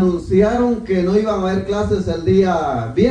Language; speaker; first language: Spanish; native; Spanish